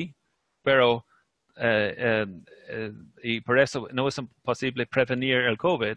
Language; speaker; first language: Spanish; non-native, fluent; English